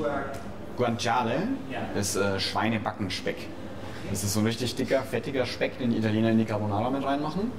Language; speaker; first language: German; native; German